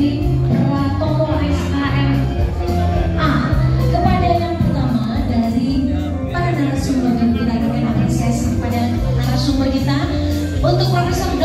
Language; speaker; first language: Indonesian; native; Indonesian